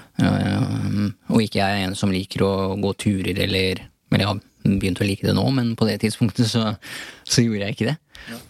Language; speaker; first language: Norwegian; early bilingual, other home language; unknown